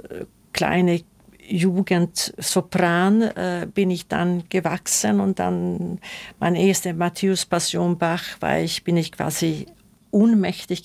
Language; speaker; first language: German; non-native, fluent; Swedish